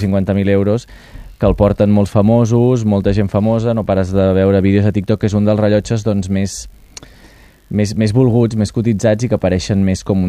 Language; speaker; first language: Catalan; native; Catalan